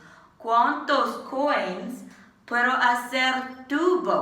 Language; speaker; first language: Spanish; non-native, learner; English